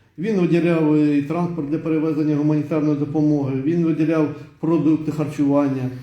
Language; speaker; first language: Ukrainian; native; Ukrainian